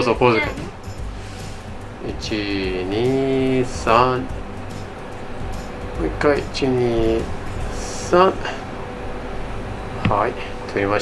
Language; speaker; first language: Japanese; non-native, fluent; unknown